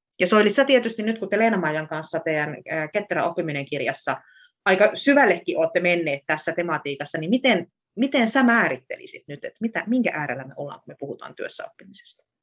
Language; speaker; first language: Finnish; native; Finnish